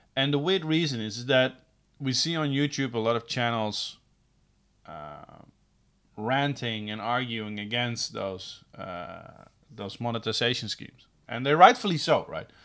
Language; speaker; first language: English; non-native, fluent; Dutch